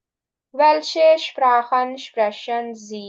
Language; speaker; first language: German; non-native, learner; Urdu